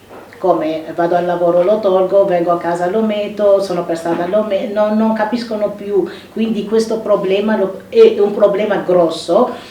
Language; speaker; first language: Italian; non-native, fluent; Arabic